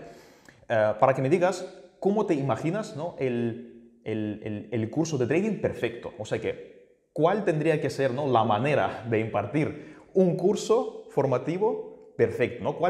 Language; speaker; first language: Spanish; native; Spanish